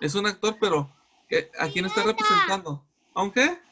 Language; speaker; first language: Spanish; native; Spanish